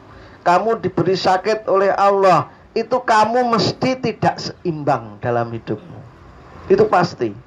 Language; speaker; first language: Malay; non-native, local second language; Javanese